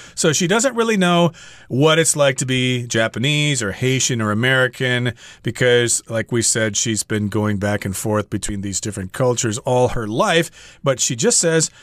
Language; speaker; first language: English; native; English